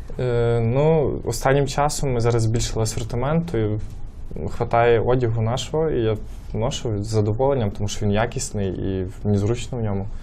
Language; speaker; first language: Ukrainian; native; Ukrainian